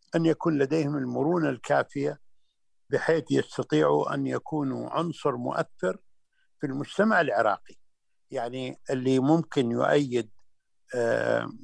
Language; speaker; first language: Arabic; native; Arabic